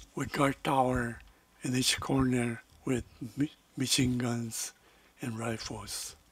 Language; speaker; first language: English; non-native, fluent; Spanish